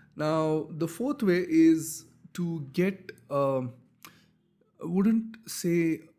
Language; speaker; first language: English; non-native, local second language; Kannada